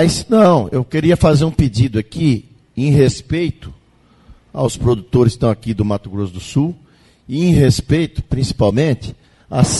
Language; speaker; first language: Portuguese; native; Portuguese